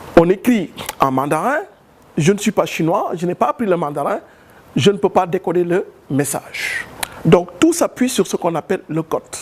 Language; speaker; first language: French; non-native, local second language; Wolof